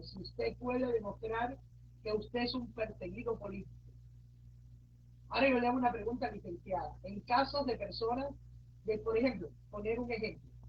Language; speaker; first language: Spanish; native; Spanish